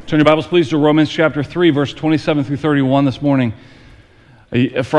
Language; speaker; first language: English; native; English